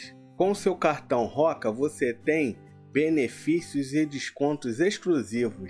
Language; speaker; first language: Portuguese; native; Portuguese